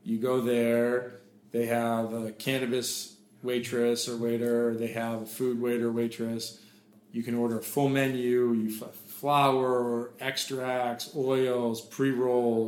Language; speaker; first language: English; native; English